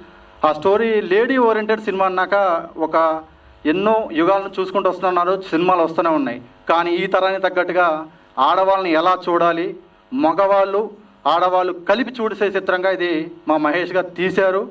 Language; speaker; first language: Telugu; native; Telugu